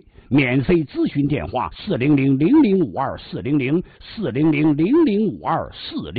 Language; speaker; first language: Chinese; native; Chinese